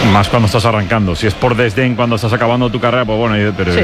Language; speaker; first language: Spanish; native; Spanish